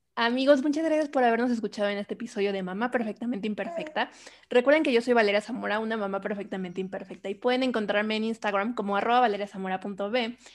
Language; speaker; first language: Spanish; native; Spanish